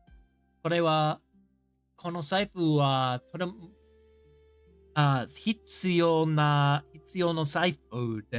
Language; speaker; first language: Japanese; non-native, learner; English